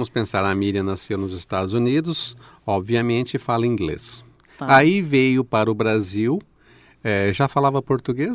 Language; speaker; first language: Portuguese; native; Portuguese